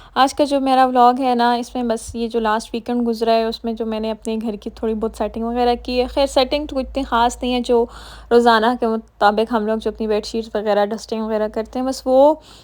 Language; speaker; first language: Urdu; native; Urdu